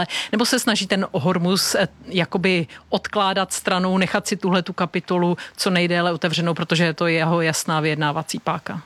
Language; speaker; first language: Czech; native; Czech